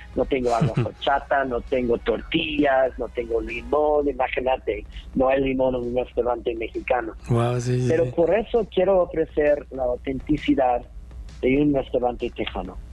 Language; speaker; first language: Spanish; non-native, learner; English